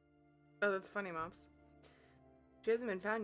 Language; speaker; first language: English; native; English